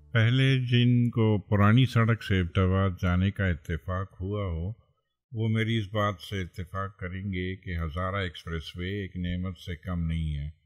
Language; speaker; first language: Urdu; non-native, local second language; Pashto